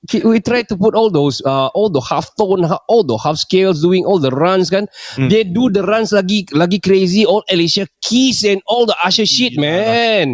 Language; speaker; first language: English; non-native, local second language; Malay